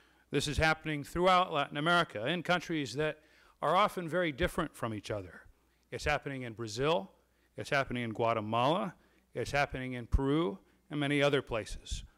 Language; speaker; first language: English; native; English